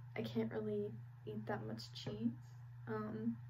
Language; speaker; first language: English; native; English